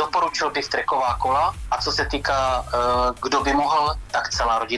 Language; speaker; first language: Czech; native; Czech